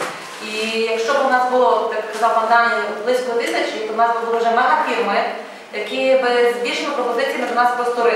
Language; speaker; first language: Polish; non-native, learner; Ukrainian